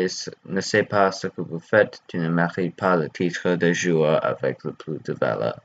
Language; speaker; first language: French; non-native, learner; English